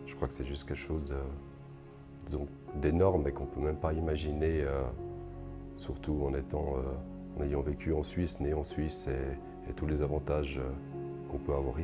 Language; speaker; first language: French; native; French